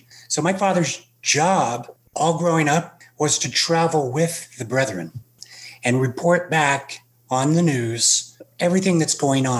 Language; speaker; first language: English; native; English